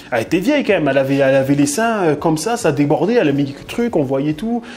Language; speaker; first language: French; native; French